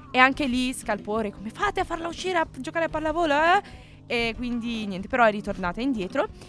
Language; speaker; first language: Italian; early bilingual, other home language; Arabic